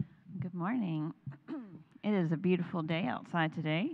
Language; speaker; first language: English; native; English